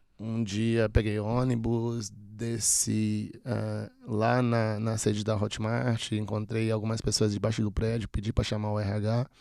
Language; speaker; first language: Portuguese; native; Portuguese